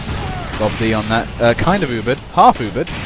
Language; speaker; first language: English; native; English